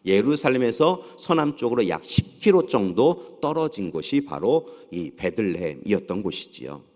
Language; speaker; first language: Korean; native; Korean